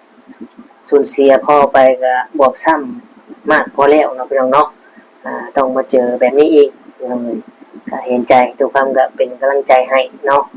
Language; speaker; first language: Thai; non-native, local second language; Lao